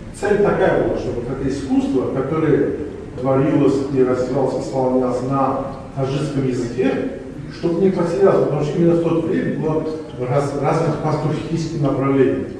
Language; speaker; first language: Russian; non-native, local second language; Tajik